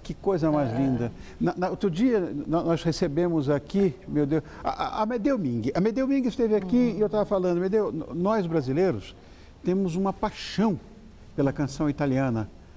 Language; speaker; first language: Portuguese; native; Portuguese